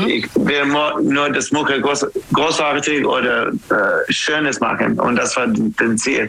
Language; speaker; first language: German; non-native, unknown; English